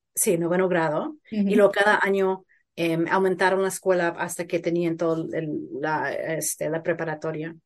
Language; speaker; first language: Spanish; early bilingual, heritage; Spanish